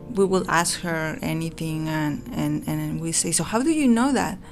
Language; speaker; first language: English; non-native, fluent; Spanish